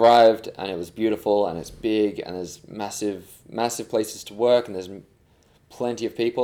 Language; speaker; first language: English; native; English